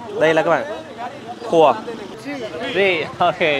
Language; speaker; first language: Vietnamese; native; Vietnamese